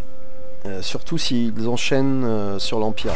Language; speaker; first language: French; native; French